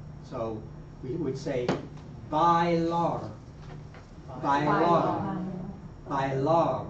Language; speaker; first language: Spanish; non-native, fluent; English